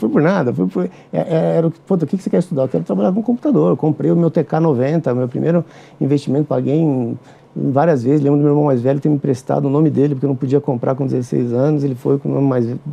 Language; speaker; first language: Portuguese; native; Portuguese